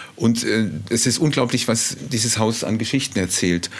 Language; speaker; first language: German; native; German